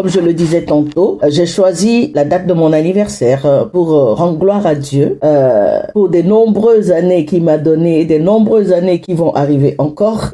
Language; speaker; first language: French; non-native, local second language; Hausa